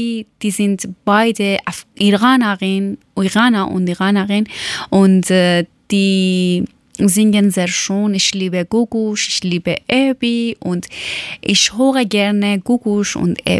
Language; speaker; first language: German; non-native, learner; Persian